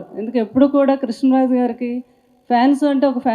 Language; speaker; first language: Telugu; native; Telugu